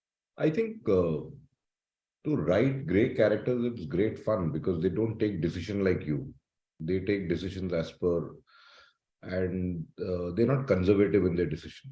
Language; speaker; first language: English; non-native, local second language; Malayalam